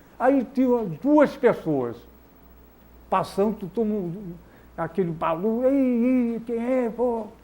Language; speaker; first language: Portuguese; native; Portuguese